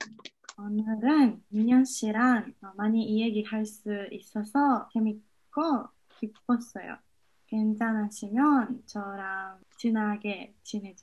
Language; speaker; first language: Korean; non-native, learner; Japanese